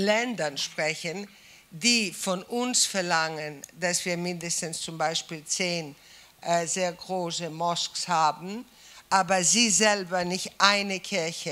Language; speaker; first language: German; non-native, fluent; Greek